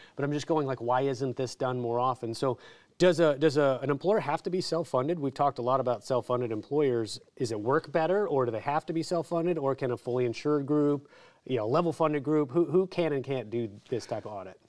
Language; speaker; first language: English; native; English